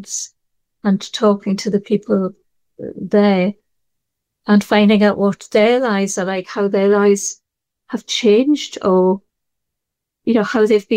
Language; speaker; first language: English; native; English